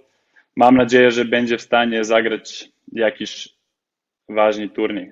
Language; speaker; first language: Polish; non-native, fluent; Serbian